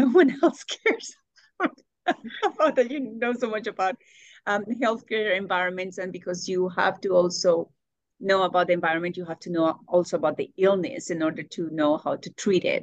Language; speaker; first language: English; non-native, fluent; Spanish